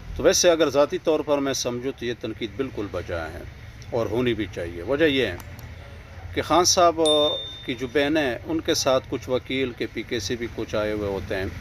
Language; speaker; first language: Urdu; non-native, local second language; Pashto